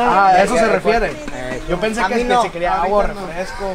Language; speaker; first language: Spanish; early bilingual, heritage; Spanish